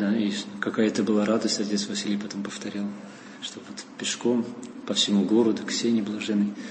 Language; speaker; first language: Russian; non-native, fluent; Dutch